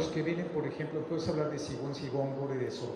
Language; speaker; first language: Spanish; native; Spanish